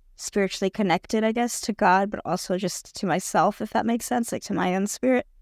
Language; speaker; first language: English; native; English